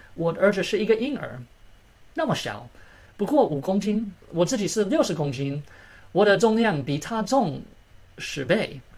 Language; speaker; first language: Chinese; early bilingual, heritage; Chinese